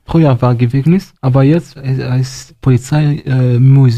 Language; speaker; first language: German; non-native, learner; Arabic